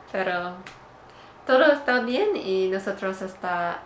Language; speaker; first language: Spanish; non-native, learner; English